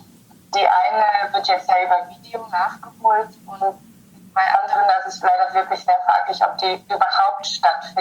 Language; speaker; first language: German; native; German